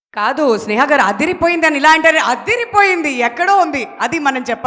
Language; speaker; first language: Telugu; native; Telugu